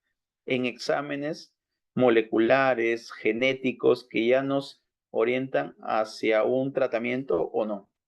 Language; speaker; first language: Spanish; native; Spanish